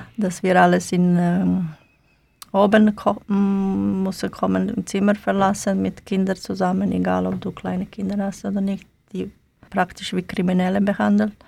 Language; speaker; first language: German; non-native, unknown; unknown